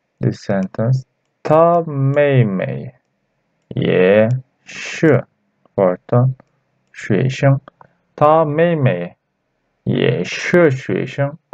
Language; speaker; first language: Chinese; non-native, learner; Turkish